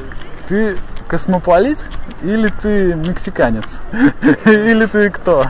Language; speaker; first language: Russian; native; Russian